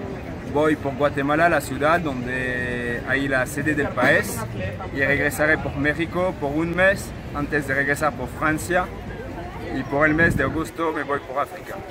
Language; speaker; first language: Spanish; non-native, fluent; French